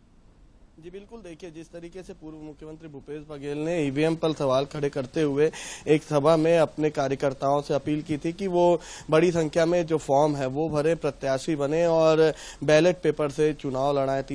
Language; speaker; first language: Hindi; native; Hindi